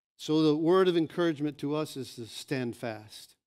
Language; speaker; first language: English; native; English